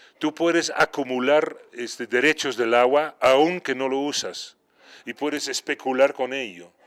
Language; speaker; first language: Spanish; non-native, fluent; Dutch